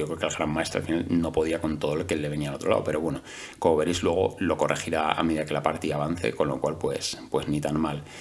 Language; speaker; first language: Spanish; native; Spanish